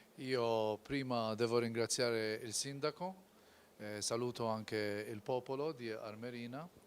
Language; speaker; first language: Italian; non-native, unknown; Maltese